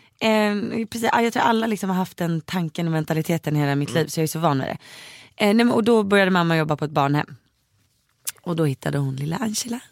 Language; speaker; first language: Swedish; native; Swedish